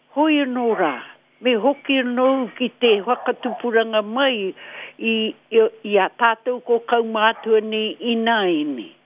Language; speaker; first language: Māori; native; Māori